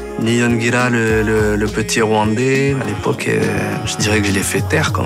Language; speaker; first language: French; early bilingual, other home language; Kinyarwanda